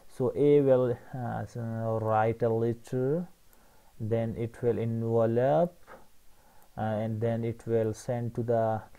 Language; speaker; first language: English; non-native, fluent; Persian